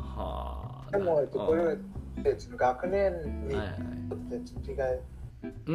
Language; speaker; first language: Japanese; non-native, learner; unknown